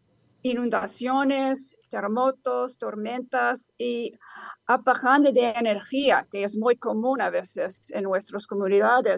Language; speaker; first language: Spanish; non-native, learner; English